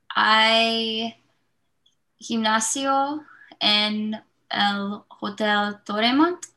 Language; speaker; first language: Spanish; non-native, learner; English